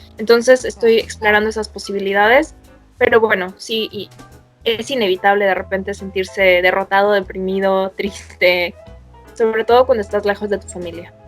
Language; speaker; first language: Spanish; native; Spanish